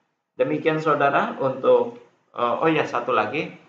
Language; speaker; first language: Indonesian; native; Indonesian